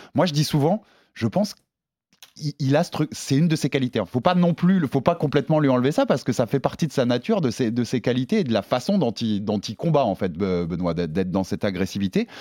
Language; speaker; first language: French; native; French